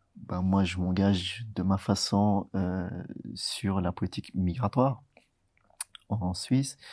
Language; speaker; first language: French; early bilingual, other home language; Tigrinya